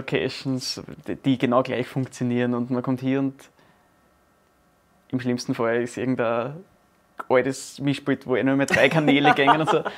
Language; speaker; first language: German; native; German